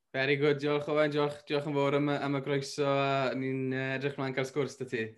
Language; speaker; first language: Welsh; native; Welsh